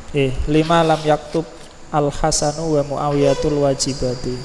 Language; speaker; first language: Arabic; non-native, fluent; Indonesian